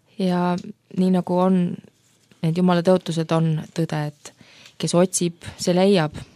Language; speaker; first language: Estonian; native; Estonian